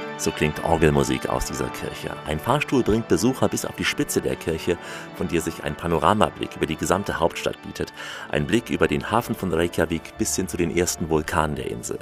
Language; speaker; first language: German; native; German